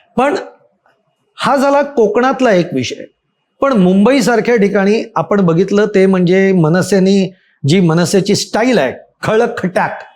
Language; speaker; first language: Marathi; native; Marathi